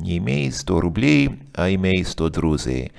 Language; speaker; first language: Russian; non-native, learner; English